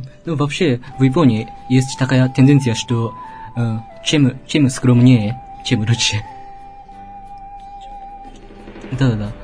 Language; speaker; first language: Russian; non-native, learner; Japanese